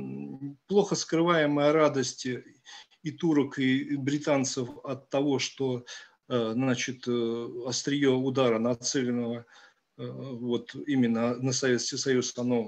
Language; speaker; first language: Russian; native; Russian